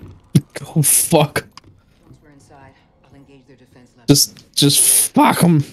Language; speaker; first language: English; native; English